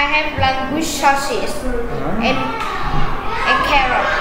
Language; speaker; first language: English; non-native, learner; Vietnamese